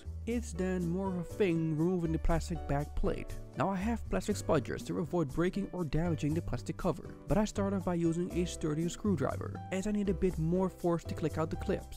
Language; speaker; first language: English; non-native, fluent; Dutch